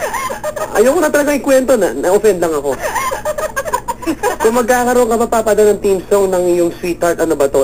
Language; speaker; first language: Filipino; native; Filipino